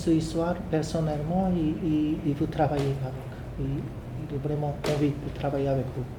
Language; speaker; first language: French; non-native, learner; Japanese